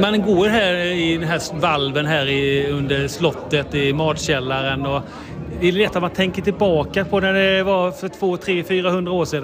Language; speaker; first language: Swedish; native; Swedish